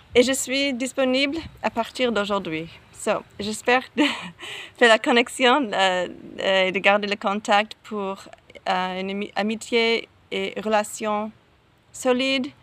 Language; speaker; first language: French; non-native, fluent; English